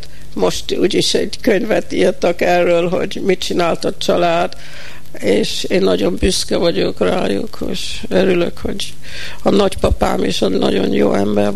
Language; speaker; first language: Hungarian; early bilingual, heritage; Hungarian